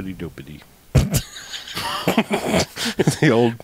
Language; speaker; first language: English; native; English